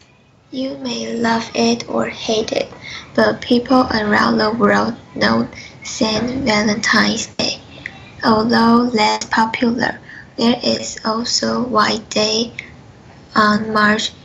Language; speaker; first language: English; non-native, learner; Chinese